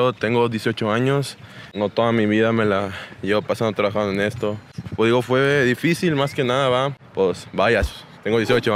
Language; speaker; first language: Spanish; native; Spanish